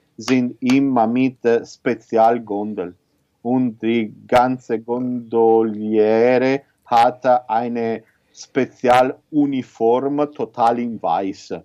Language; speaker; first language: German; non-native, fluent; Italian